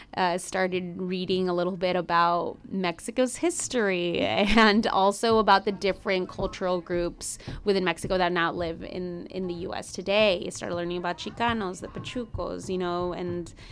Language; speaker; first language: English; early bilingual, other home language; Spanish